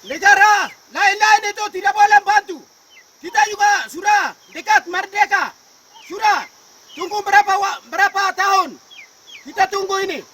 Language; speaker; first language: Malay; non-native, local second language; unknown